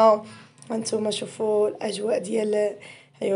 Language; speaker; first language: Arabic; native; Arabic